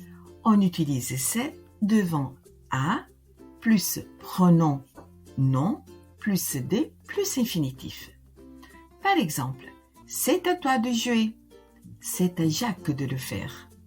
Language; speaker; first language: French; non-native, fluent; Italian